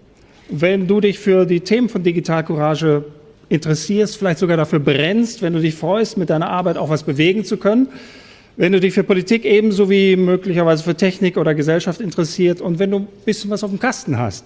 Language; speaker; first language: German; native; German